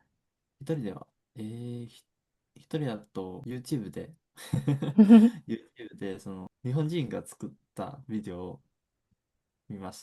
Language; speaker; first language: Japanese; non-native, fluent; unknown